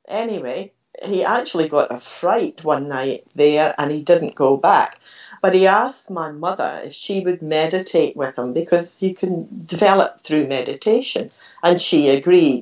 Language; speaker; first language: English; native; English